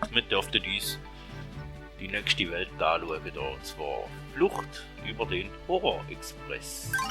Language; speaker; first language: German; native; German